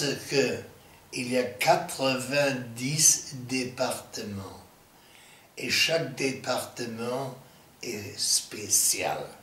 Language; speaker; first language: French; non-native, fluent; English